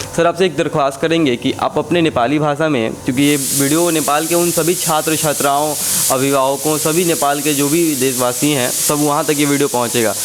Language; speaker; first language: Hindi; native; Hindi